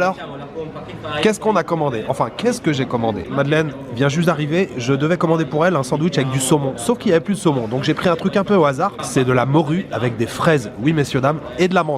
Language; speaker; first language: French; native; French